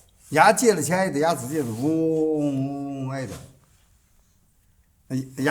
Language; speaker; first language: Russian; non-native, learner; Chinese